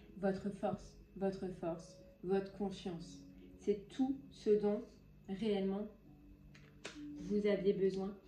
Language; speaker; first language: French; native; French